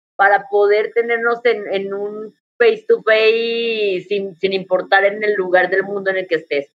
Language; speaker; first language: Spanish; native; Spanish